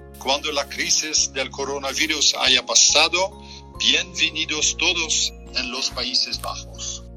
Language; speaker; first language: Spanish; non-native, fluent; Dutch